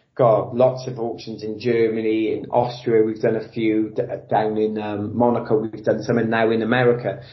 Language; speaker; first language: English; native; English